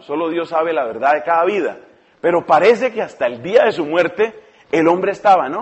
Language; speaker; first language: Spanish; native; Spanish